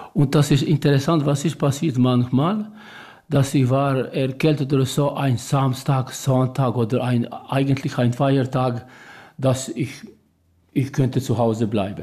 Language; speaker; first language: German; non-native, learner; Serbian